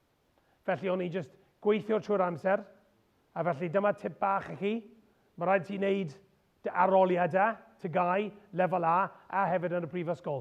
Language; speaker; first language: Welsh; non-native, local second language; English